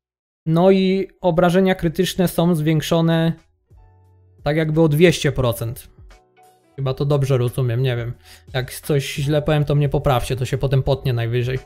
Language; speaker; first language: Polish; native; Polish